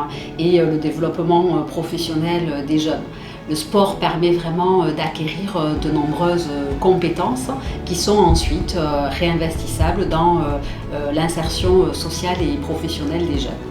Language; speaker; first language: French; native; French